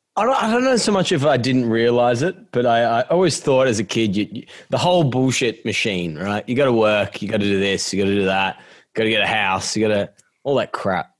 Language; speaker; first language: English; native; English